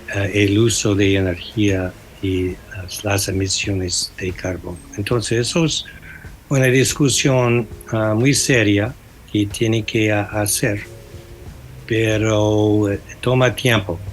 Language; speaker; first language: Spanish; non-native, fluent; English